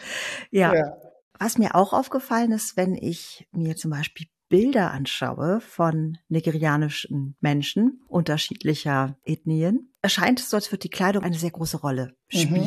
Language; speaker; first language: German; native; German